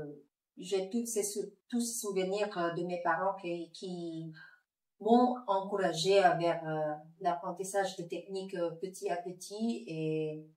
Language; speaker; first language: French; non-native, fluent; Filipino